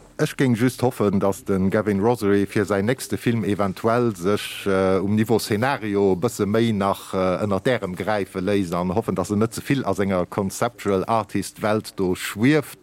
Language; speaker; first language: Luxembourgish; native; Luxembourgish